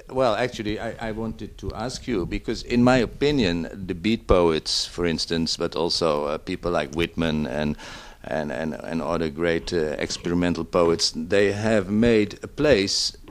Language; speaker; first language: English; non-native, fluent; Dutch